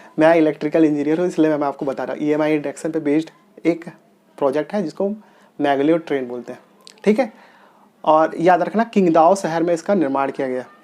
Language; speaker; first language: Hindi; non-native, local second language; Telugu